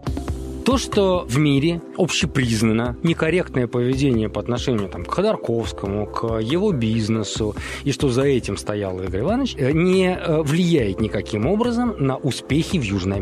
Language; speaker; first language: Russian; native; Russian